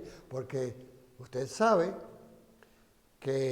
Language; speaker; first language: Spanish; non-native, fluent; English